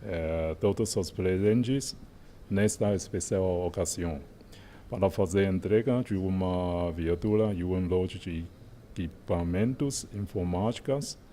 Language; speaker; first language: Portuguese; non-native, fluent; Chinese